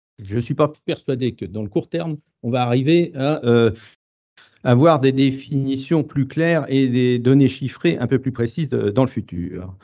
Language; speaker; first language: French; native; French